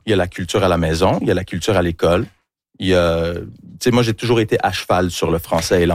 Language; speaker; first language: French; early bilingual, other home language; English